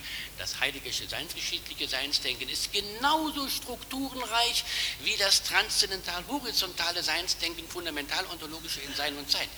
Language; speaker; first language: German; native; German